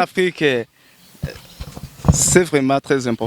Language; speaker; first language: French; non-native, local second language; Rundi